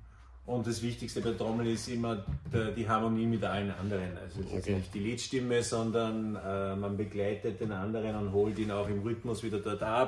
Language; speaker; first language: German; native; German